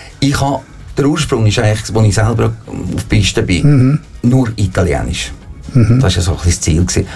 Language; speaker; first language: German; non-native, fluent; Italian